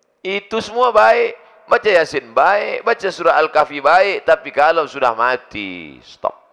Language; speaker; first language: Malay; native; Malay